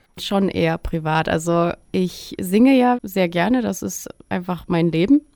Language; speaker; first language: German; early bilingual, other home language; Russian